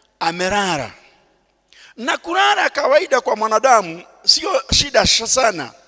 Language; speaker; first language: Swahili; non-native, local second language; Kikuyu